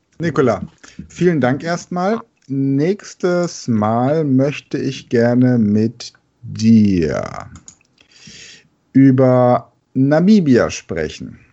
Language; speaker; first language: German; native; German